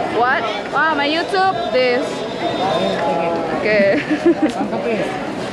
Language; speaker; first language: English; non-native, learner; Indonesian